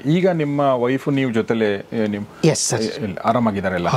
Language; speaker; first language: Kannada; native; Kannada